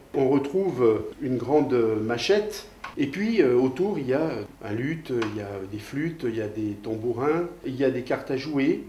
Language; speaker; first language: French; native; French